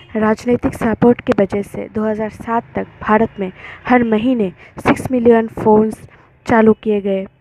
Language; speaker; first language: Hindi; non-native, local second language; Bangla